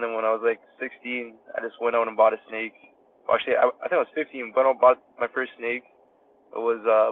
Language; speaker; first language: English; native; English